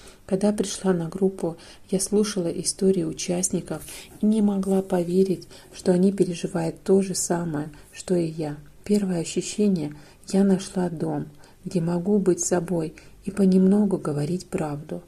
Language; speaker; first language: Russian; non-native, fluent; Lithuanian